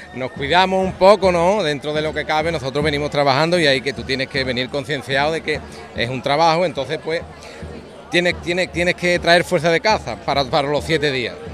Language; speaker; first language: Spanish; native; Spanish